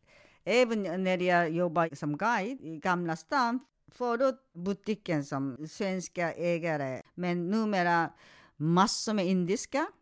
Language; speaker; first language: Swedish; non-native, fluent; Korean